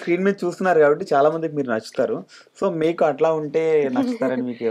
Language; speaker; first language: Telugu; native; Telugu